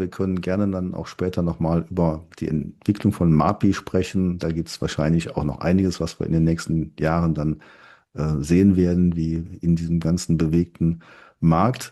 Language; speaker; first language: German; native; German